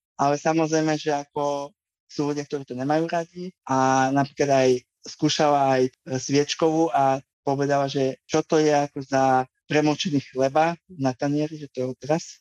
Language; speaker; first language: Slovak; native; Slovak